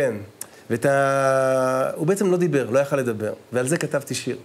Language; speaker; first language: Hebrew; native; Hebrew